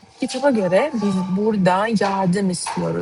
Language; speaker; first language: Turkish; non-native, fluent; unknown